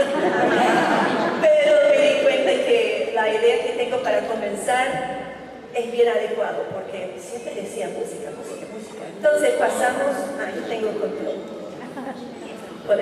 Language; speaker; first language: Spanish; non-native, fluent; Finnish